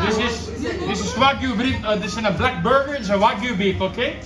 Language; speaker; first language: Dutch; non-native, learner; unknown